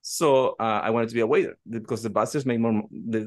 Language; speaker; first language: English; non-native, fluent; Spanish